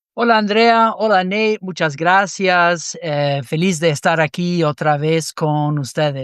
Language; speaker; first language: Spanish; non-native, fluent; English